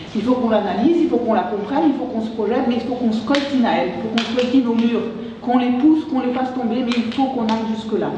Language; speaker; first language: French; non-native, fluent; Portuguese